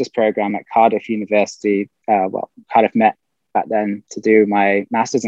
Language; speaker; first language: English; native; English